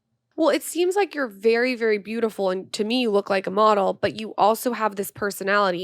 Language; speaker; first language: English; native; English